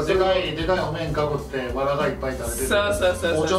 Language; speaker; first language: Japanese; native; Japanese